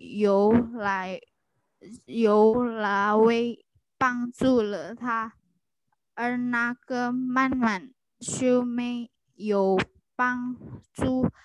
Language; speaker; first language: Chinese; non-native, learner; Indonesian